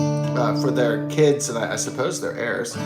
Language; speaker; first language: English; native; English